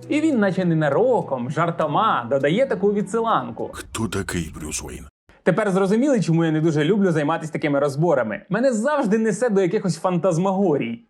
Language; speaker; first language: Ukrainian; non-native, local second language; Russian